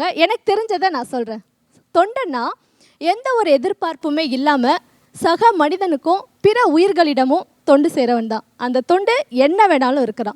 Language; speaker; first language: Tamil; native; Tamil